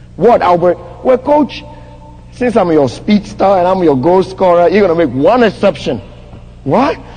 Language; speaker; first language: English; non-native, local second language; Akan